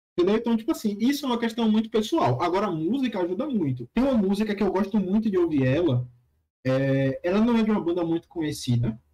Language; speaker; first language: Portuguese; native; Portuguese